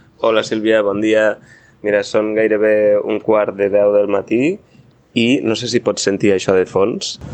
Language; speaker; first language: Catalan; native; Catalan